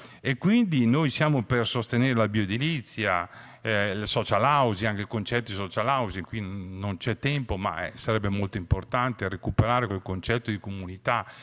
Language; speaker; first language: Italian; native; Italian